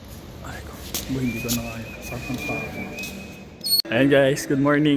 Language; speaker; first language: Filipino; native; Filipino